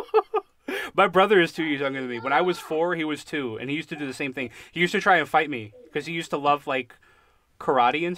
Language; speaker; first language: English; native; English